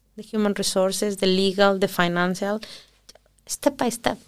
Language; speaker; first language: English; early bilingual, other home language; Spanish